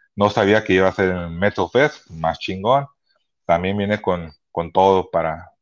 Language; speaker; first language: Spanish; early bilingual, heritage; Spanish